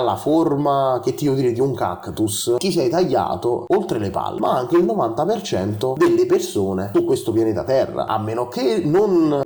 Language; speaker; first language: Italian; native; Italian